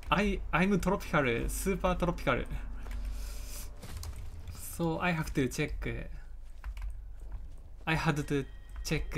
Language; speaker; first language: English; non-native, learner; Japanese